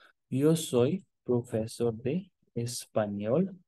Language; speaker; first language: Spanish; non-native, fluent; Hindi